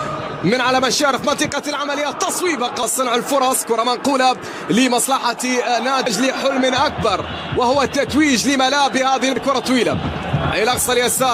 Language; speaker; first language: Arabic; native; Arabic